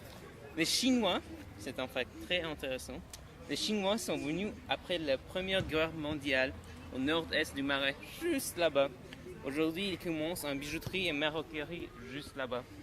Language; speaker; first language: French; non-native, learner; English